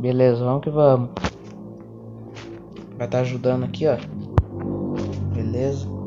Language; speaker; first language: Portuguese; native; Portuguese